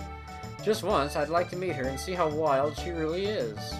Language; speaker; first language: English; native; English